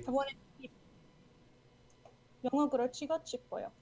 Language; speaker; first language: Korean; non-native, learner; English